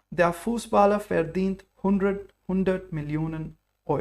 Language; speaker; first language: German; non-native, fluent; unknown